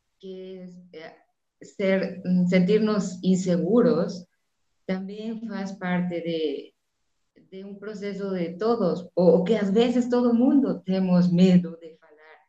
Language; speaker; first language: Spanish; non-native, fluent; Portuguese